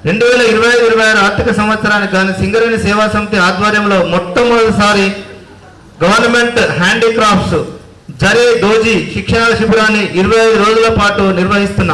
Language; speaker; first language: Telugu; native; Telugu